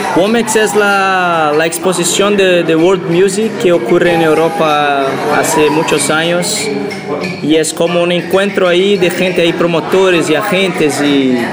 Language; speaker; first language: Spanish; non-native, fluent; Portuguese